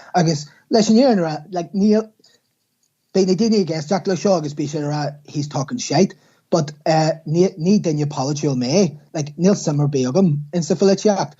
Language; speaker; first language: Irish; non-native, local second language; English